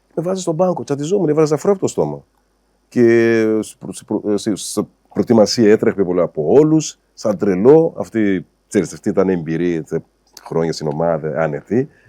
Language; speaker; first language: Greek; non-native, fluent; Portuguese